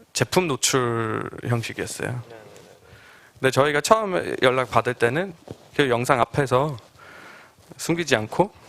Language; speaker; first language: Korean; non-native, fluent; English